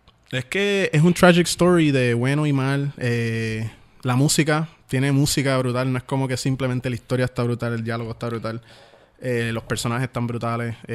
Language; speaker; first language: Spanish; native; Spanish